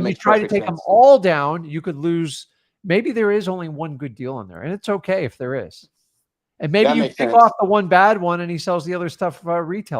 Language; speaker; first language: English; native; English